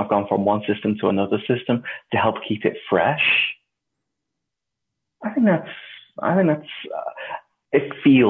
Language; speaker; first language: English; native; English